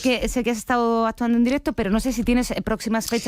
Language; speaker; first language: Spanish; native; Spanish